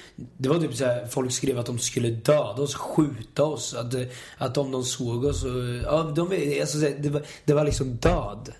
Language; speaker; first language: Swedish; early bilingual, other home language; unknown